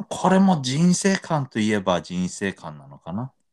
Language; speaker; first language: Japanese; native; Japanese